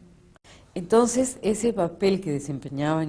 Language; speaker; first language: Spanish; native; Spanish